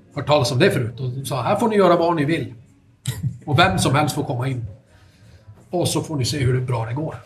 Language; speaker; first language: Swedish; native; Swedish